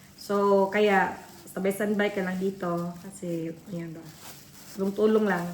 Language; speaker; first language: Filipino; non-native, local second language; Cebuano